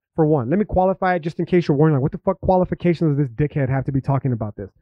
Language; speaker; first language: English; native; English